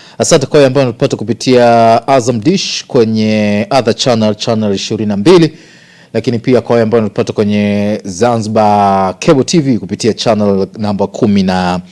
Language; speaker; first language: Swahili; native; Swahili